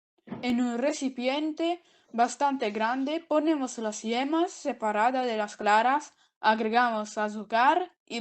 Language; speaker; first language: Spanish; non-native, learner; Italian